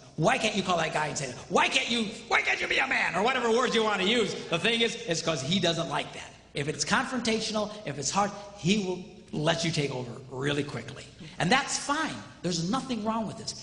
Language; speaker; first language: English; native; English